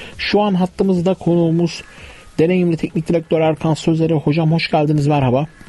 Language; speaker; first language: Turkish; native; Turkish